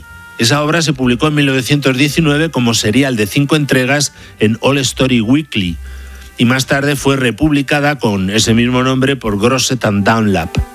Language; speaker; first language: Spanish; native; Spanish